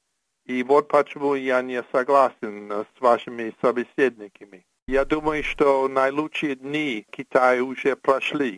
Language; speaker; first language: Russian; non-native, fluent; English